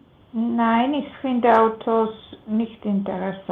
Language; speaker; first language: German; non-native, learner; Macedonian